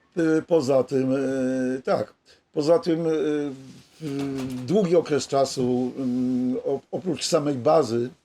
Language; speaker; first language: Polish; native; Polish